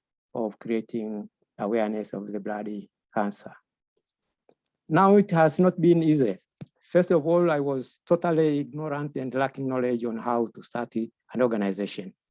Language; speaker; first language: English; non-native, local second language; Swahili